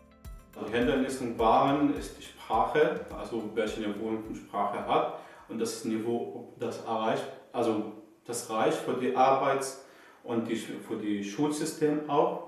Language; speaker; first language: German; non-native, learner; Arabic